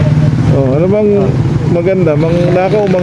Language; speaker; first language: Filipino; native; Filipino